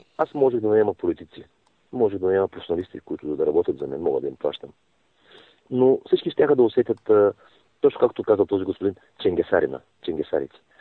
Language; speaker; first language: Bulgarian; non-native, local second language; Turkish